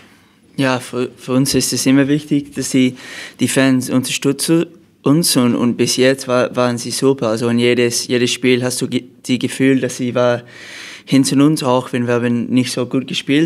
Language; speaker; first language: German; non-native, fluent; English